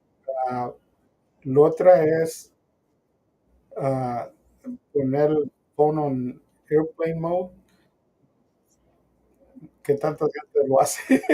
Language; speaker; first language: Spanish; non-native, learner; English